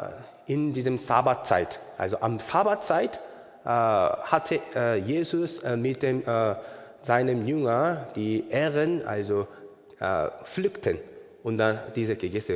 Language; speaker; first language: German; non-native, learner; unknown